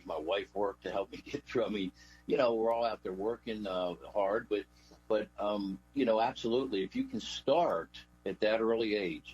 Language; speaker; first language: English; native; English